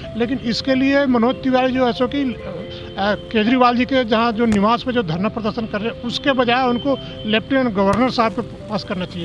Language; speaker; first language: Hindi; non-native, local second language; Bhojpuri